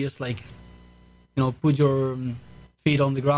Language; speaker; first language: English; non-native, fluent; Spanish